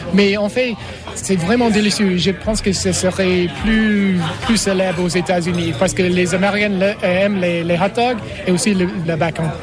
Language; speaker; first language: French; non-native, learner; English